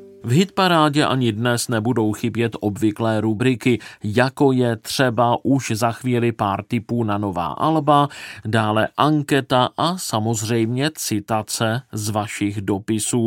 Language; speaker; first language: Czech; native; Czech